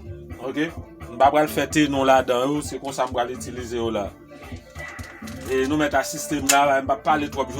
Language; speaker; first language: French; non-native, learner; Haitian Creole